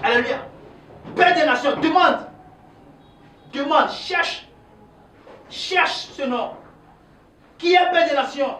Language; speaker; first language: French; non-native, local second language; Ewe